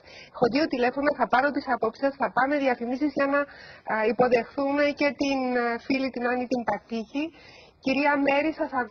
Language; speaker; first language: Greek; native; Greek